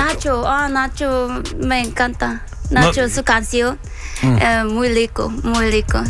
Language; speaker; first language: Spanish; non-native, learner; Korean